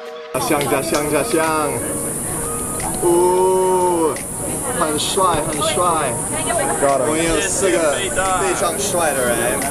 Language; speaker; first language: Chinese; non-native, learner; English